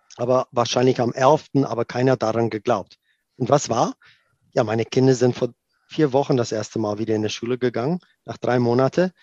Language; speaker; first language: German; non-native, fluent; Afrikaans